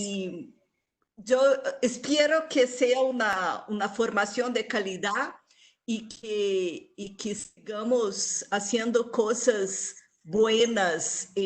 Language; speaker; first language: Spanish; non-native, local second language; Portuguese